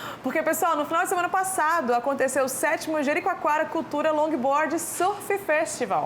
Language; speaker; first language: Portuguese; native; Portuguese